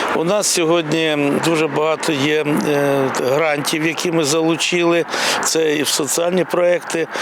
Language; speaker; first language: Ukrainian; native; Ukrainian